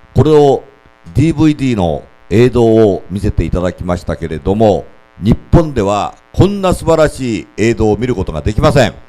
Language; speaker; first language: Japanese; native; Japanese